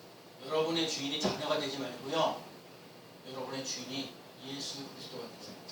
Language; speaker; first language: Korean; native; Korean